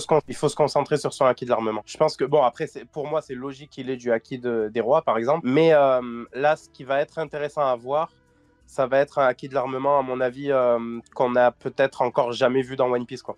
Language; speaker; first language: French; native; French